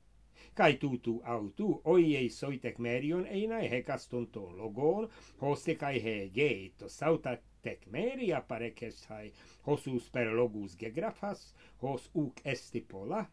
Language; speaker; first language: Greek; non-native, fluent; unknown